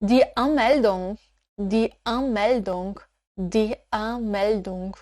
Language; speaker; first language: German; non-native, fluent; Portuguese